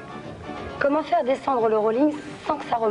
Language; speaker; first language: French; native; French